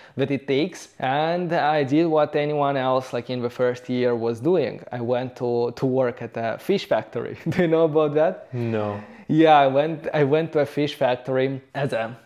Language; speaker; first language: English; non-native, fluent; Romanian